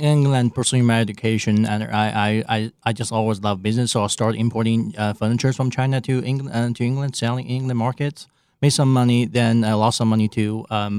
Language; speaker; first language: English; non-native, fluent; Chinese